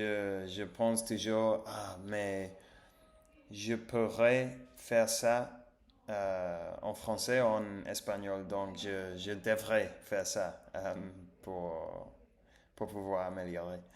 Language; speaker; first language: French; non-native, learner; English